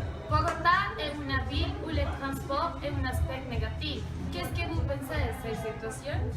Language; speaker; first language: French; non-native, learner; Spanish